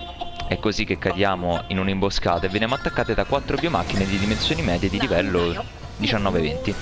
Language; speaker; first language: Italian; native; Italian